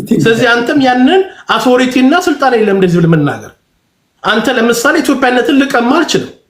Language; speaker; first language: Amharic; native; Amharic